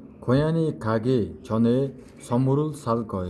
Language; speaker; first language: Korean; non-native, fluent; Mongolian